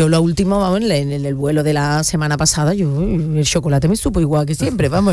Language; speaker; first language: Spanish; native; Spanish